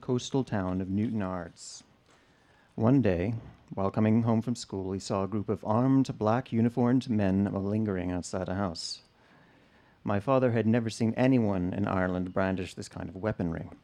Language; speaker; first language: English; native; English